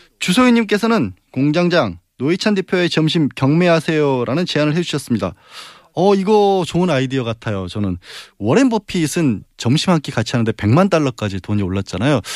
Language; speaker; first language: Korean; native; Korean